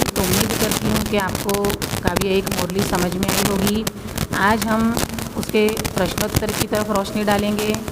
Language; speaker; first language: Urdu; non-native, local second language; Gujarati